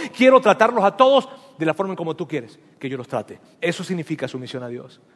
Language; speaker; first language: Spanish; native; Spanish